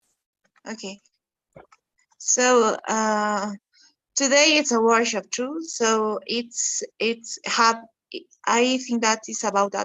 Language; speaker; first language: English; non-native, learner; Spanish